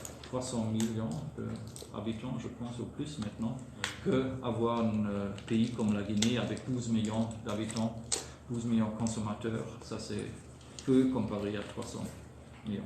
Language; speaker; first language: French; non-native, fluent; German